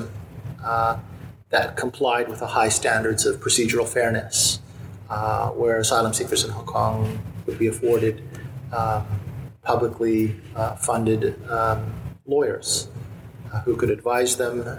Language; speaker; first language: English; native; English